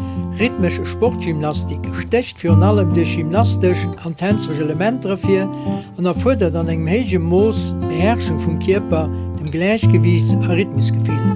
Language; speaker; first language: German; non-native, local second language; Luxembourgish